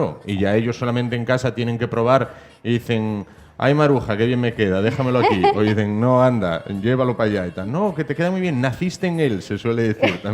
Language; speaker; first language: Spanish; native; Spanish